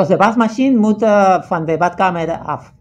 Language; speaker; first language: Dutch; non-native, fluent; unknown